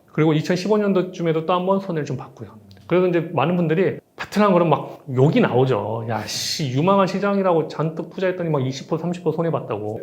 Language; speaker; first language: Korean; native; Korean